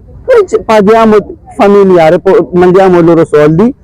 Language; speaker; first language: Italian; non-native, learner; Urdu